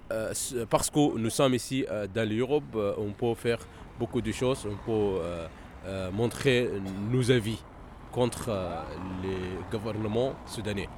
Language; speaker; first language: French; non-native, fluent; Arabic